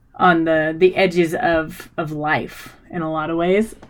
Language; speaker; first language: English; native; English